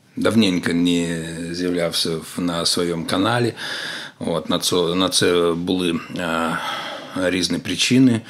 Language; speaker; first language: Ukrainian; native; Ukrainian